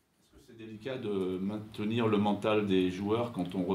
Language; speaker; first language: French; native; French